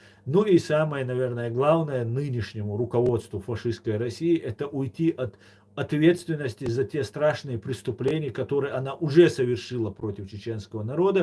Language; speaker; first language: Russian; non-native, local second language; Chechen